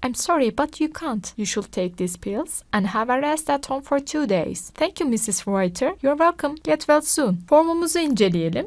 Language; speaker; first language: English; non-native, fluent; Turkish